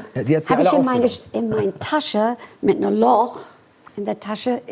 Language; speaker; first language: German; non-native, fluent; English